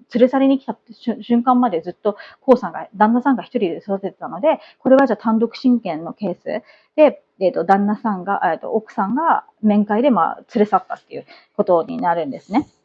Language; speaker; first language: Japanese; native; Japanese